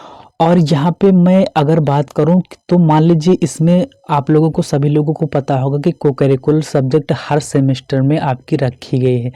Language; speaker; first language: Hindi; native; Hindi